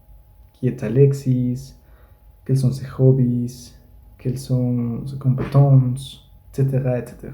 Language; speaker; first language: French; non-native, learner; Spanish